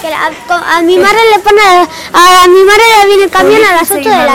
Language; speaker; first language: Spanish; early bilingual, other home language; Arabic